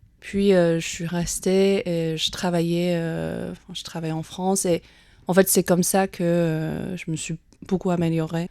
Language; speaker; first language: French; non-native, fluent; Chinese